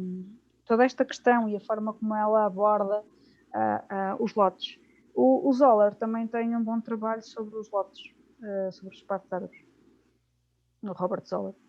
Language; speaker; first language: Portuguese; native; Portuguese